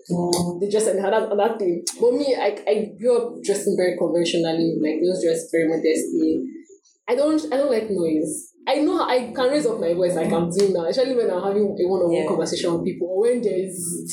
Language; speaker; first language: English; non-native, local second language; Yoruba